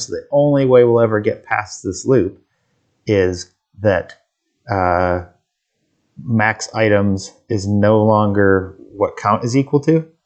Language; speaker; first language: English; native; English